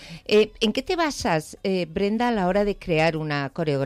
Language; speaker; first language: Spanish; native; Spanish